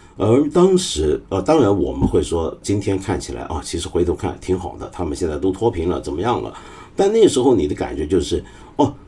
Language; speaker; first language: Chinese; non-native, local second language; Cantonese